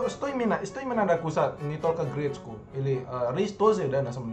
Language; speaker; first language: Russian; non-native, learner; Indonesian